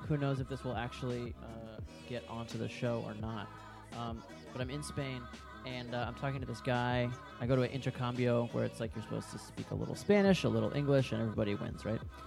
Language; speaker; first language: English; native; English